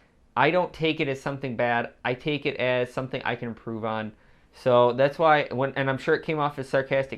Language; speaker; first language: English; native; English